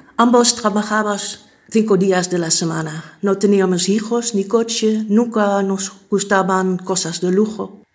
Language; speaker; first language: Spanish; non-native, fluent; Dutch